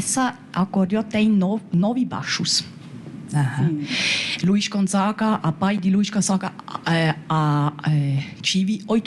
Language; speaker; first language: Portuguese; non-native, learner; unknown